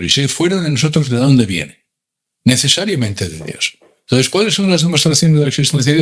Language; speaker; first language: Spanish; native; Spanish